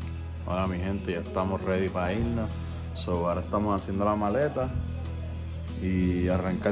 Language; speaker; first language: Spanish; native; Spanish